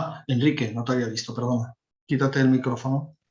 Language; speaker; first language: Spanish; native; Spanish